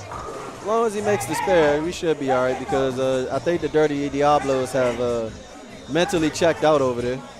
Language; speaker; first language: English; native; English